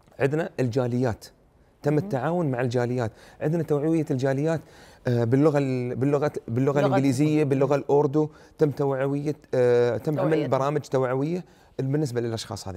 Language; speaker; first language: Arabic; native; Arabic